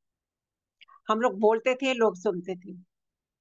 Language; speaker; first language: Hindi; native; Hindi